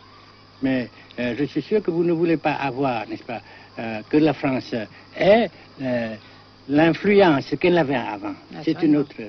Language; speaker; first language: French; non-native, fluent; Vietnamese